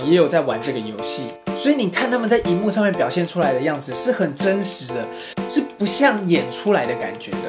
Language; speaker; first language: Chinese; native; Chinese